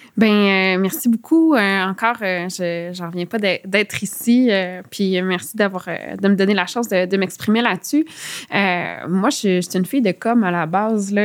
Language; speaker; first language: French; native; French